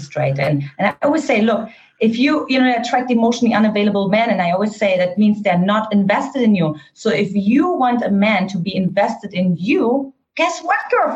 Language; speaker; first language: English; non-native, fluent; German